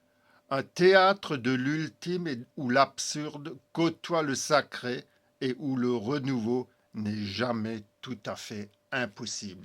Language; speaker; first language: French; native; French